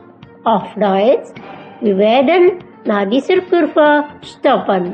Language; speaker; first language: German; non-native, fluent; Indonesian